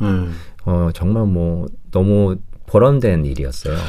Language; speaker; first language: Korean; native; Korean